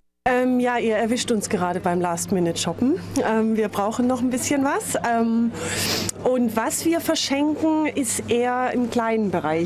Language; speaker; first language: German; native; German